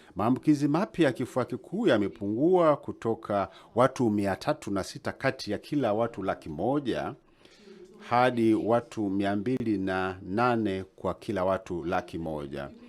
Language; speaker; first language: Swahili; native; Swahili